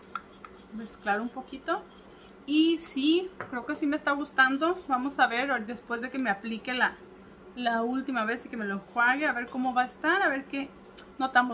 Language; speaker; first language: Spanish; native; Spanish